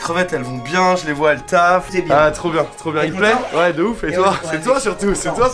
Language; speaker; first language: French; native; French